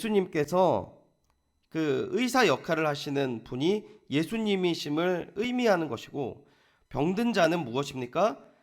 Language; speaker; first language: Korean; native; Korean